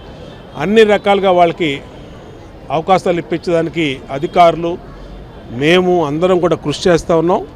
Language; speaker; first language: Telugu; native; Telugu